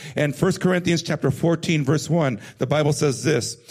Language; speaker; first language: English; native; English